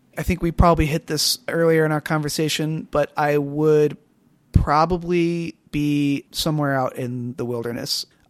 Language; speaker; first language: English; native; English